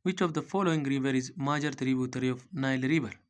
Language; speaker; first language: English; non-native, local second language; Amharic